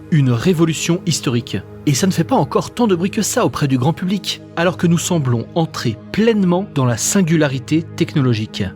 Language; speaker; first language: French; native; French